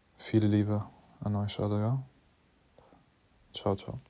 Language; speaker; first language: German; non-native, fluent; English